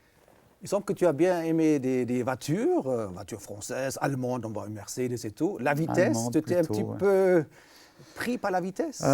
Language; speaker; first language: French; native; French